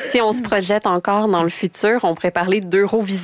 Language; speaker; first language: French; native; French